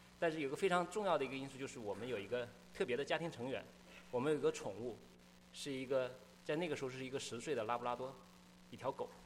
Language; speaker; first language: Chinese; native; Chinese